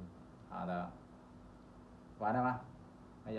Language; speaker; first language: Chinese; non-native, learner; Thai